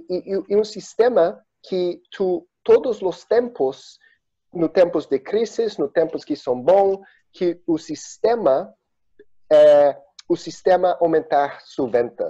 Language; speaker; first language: Spanish; non-native, learner; Portuguese